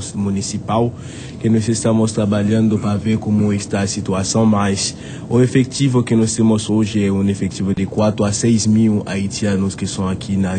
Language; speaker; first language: Portuguese; non-native, fluent; Haitian Creole